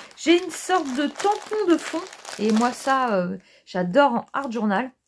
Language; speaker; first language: French; native; French